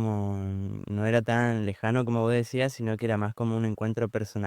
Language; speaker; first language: Spanish; native; Spanish